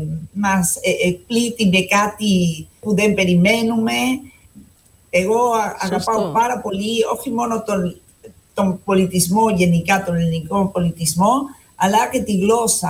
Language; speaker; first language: Greek; non-native, fluent; Spanish